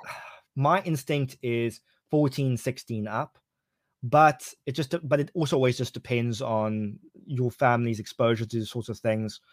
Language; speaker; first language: English; native; English